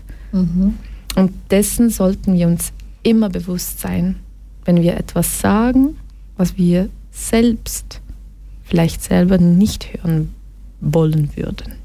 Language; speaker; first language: German; early bilingual, other home language; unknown